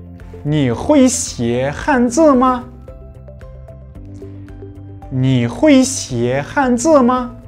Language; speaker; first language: Chinese; non-native, fluent; Kazakh